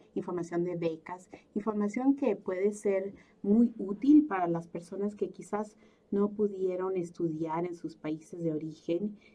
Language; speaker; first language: Spanish; early bilingual, heritage; Spanish